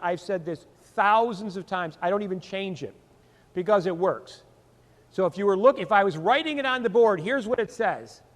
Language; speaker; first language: English; native; English